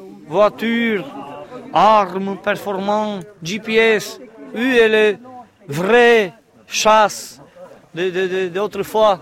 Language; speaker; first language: French; non-native, learner; Romanian